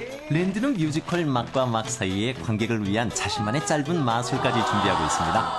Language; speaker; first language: Korean; native; Korean